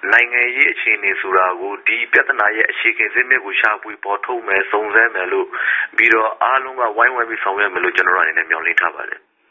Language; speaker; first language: Burmese; non-native, local second language; Rohingya